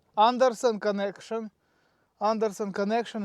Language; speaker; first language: English; non-native, fluent; Russian